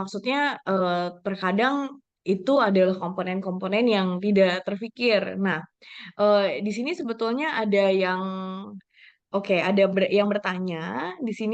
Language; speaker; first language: Indonesian; native; Indonesian